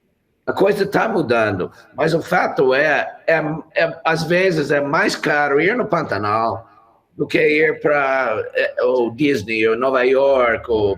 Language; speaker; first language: Portuguese; non-native, fluent; English